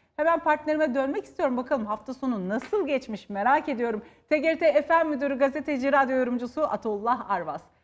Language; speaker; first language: Turkish; native; Turkish